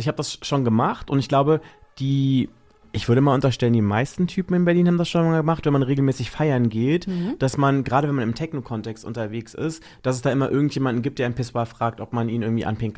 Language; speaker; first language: German; native; German